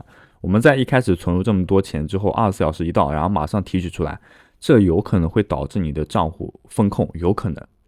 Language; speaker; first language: Chinese; native; Chinese